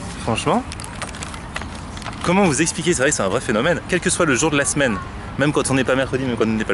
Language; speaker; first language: French; native; French